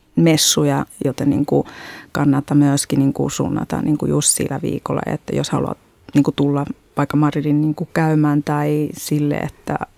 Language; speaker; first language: Finnish; non-native, fluent; Spanish